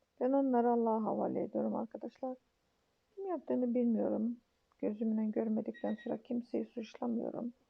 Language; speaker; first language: Turkish; native; Turkish